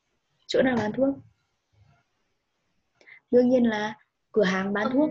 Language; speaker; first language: Vietnamese; native; Vietnamese